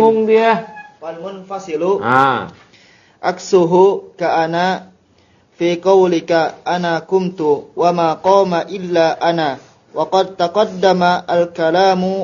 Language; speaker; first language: Arabic; non-native, learner; Indonesian